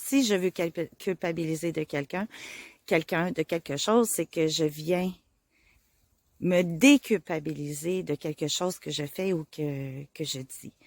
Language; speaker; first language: French; native; French